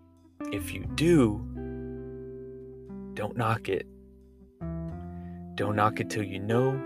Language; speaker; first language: English; native; English